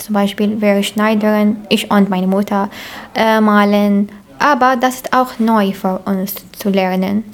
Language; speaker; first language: German; non-native, learner; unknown